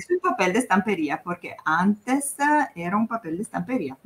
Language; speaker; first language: Spanish; non-native, learner; Italian